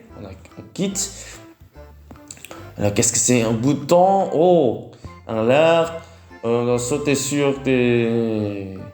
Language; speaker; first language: French; non-native, learner; Vietnamese